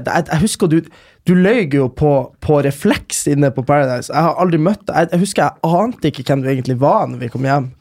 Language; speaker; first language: Norwegian; native; Norwegian